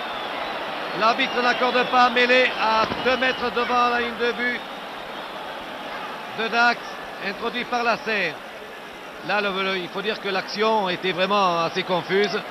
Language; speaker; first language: French; native; French